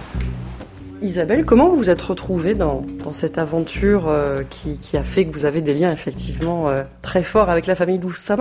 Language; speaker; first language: French; native; French